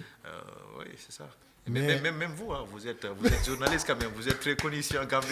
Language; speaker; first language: French; non-native, fluent; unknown